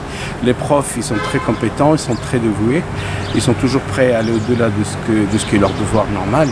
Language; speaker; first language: French; non-native, fluent; Kurdish